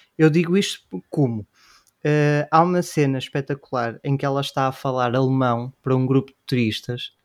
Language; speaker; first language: Portuguese; native; Portuguese